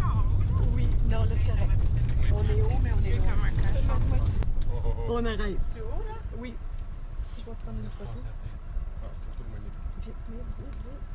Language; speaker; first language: French; native; French